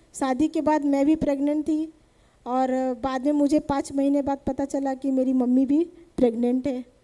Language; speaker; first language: Hindi; native; Hindi